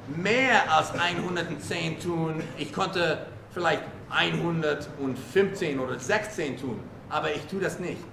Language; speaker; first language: German; non-native, learner; English